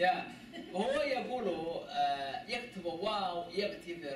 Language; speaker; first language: Arabic; non-native, learner; Chinese